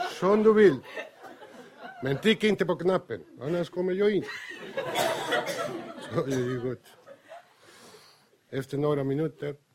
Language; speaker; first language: Swedish; non-native, fluent; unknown